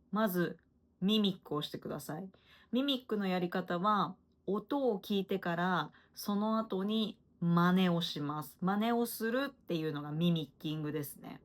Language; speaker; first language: Japanese; native; Japanese